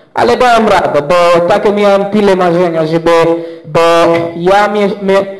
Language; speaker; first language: Polish; non-native, learner; Swahili